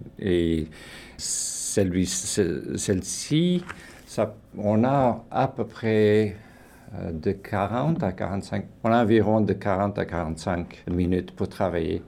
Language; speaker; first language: French; non-native, fluent; Portuguese